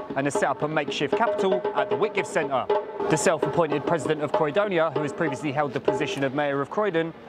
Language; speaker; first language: English; native; English